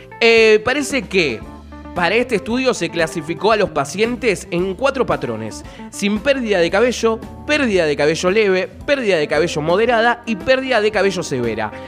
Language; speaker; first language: Spanish; native; Spanish